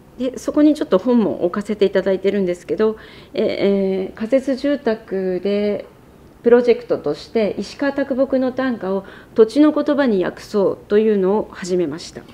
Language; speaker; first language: Japanese; native; Japanese